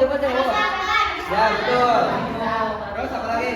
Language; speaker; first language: Indonesian; native; Indonesian